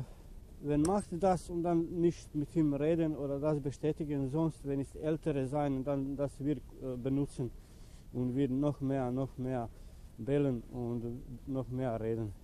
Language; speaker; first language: German; non-native, learner; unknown